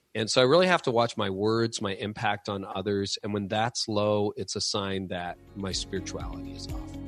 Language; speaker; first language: English; native; English